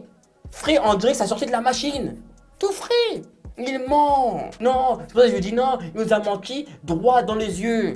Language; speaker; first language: French; native; French